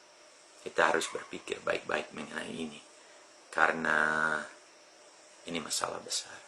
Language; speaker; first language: Indonesian; non-native, fluent; English